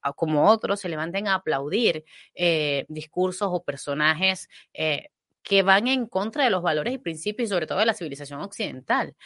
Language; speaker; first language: Spanish; native; Spanish